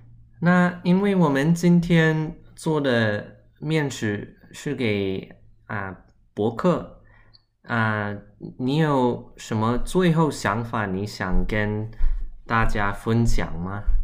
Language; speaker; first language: Chinese; early bilingual, heritage; Chinese